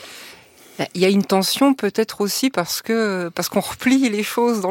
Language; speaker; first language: French; native; French